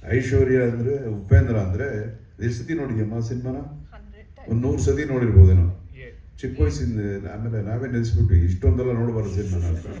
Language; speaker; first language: Kannada; native; Kannada